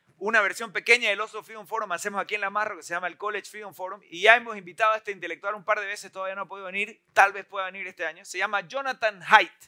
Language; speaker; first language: Spanish; native; Spanish